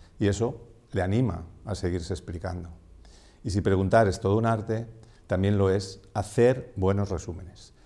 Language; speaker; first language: Spanish; non-native, local second language; Catalan